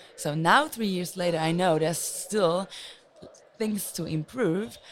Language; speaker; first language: English; non-native, fluent; Luxembourgish